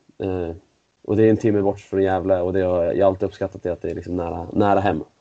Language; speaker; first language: Swedish; native; Swedish